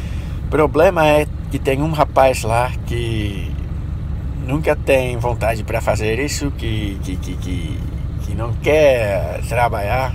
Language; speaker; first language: Portuguese; non-native, fluent; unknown